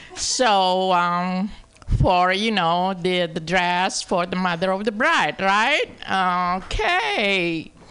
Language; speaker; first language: English; non-native, fluent; Indonesian